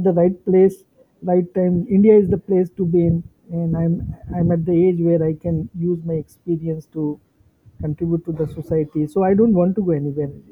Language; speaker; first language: English; non-native, local second language; Hindi